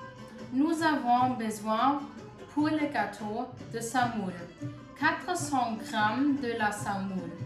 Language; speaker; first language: French; non-native, learner; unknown